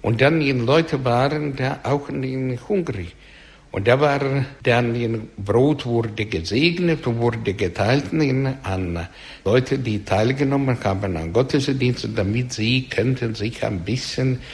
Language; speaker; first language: German; non-native, learner; Russian